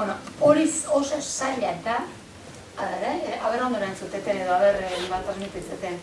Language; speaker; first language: Basque; native; Basque